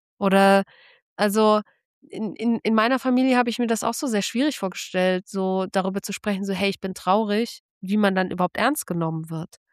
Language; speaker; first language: German; early bilingual, other home language; Polish